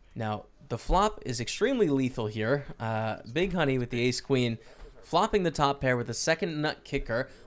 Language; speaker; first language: English; native; English